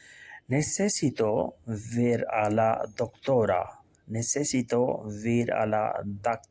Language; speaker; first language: Spanish; non-native, fluent; Urdu